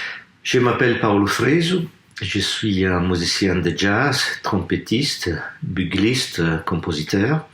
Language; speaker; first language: French; non-native, fluent; Italian